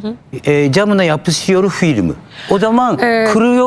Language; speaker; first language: Turkish; non-native, learner; Japanese